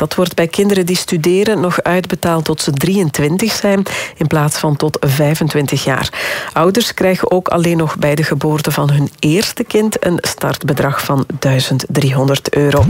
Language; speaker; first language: Dutch; native; Dutch